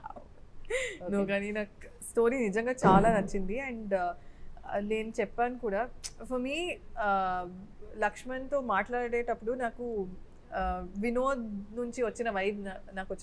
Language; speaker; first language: Telugu; non-native, fluent; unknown